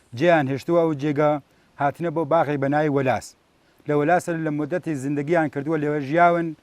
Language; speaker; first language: Central Kurdish; non-native, local second language; Gurani